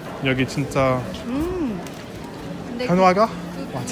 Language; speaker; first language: Korean; non-native, learner; French